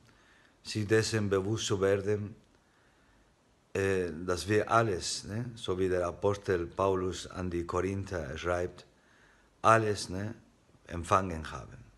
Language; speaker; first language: German; non-native, fluent; Spanish